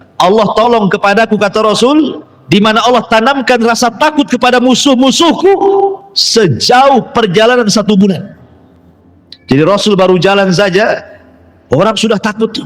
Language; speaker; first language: Malay; native; Malay